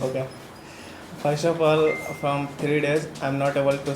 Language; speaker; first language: English; non-native, learner; Hindi